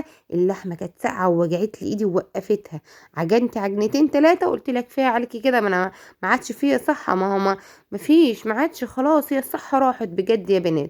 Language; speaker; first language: Arabic; native; Arabic